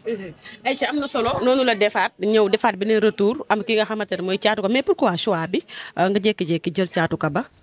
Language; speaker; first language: Wolof; native; Wolof